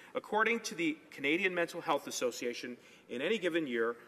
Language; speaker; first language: English; native; English